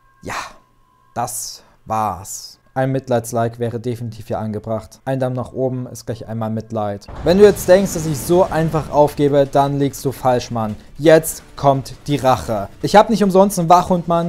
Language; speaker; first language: German; native; German